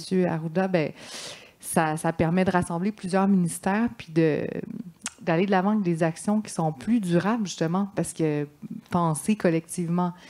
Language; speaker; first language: French; native; French